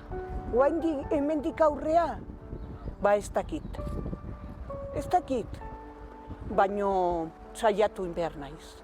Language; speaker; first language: Basque; non-native, local second language; Spanish